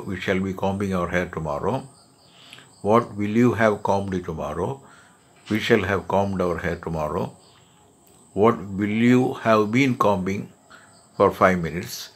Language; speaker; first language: English; non-native, local second language; Malayalam